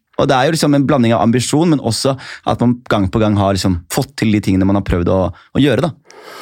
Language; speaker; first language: Norwegian; early bilingual, other home language; Somali